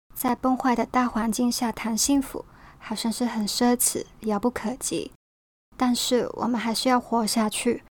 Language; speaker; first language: Chinese; non-native, local second language; Cantonese